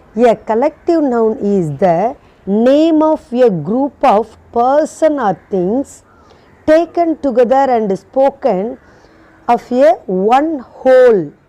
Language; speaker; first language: English; non-native, local second language; Tamil